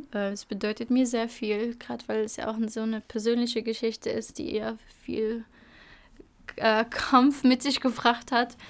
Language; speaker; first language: German; early bilingual, other home language; Albanian